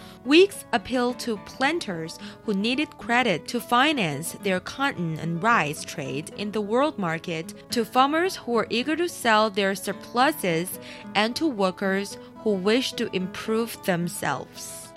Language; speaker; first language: English; non-native, fluent; Chinese